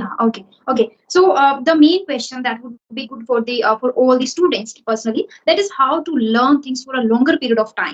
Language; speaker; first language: English; non-native, local second language; Hindi